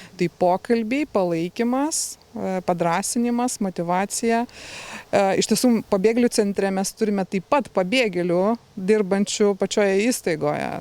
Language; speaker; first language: Lithuanian; native; Lithuanian